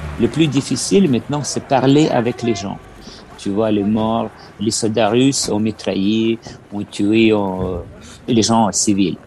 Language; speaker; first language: French; non-native, learner; Ukrainian